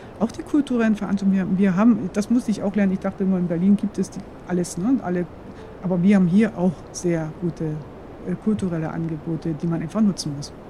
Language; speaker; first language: German; non-native, local second language; Upper Sorbian